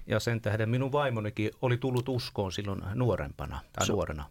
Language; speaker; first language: Finnish; native; Finnish